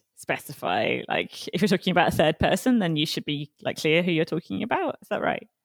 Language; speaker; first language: English; native; English